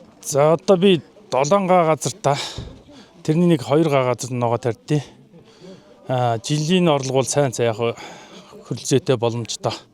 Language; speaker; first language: Mongolian; non-native, local second language; Kazakh